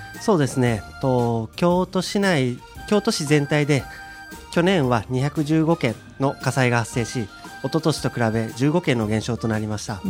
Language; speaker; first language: Japanese; native; Japanese